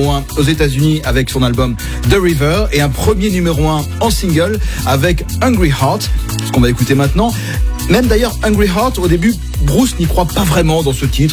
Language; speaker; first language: French; native; French